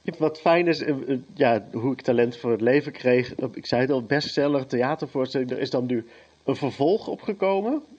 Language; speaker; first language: Dutch; native; Dutch